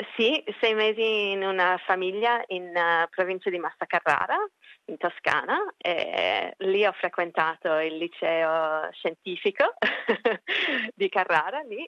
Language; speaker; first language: Italian; early bilingual, heritage; Italian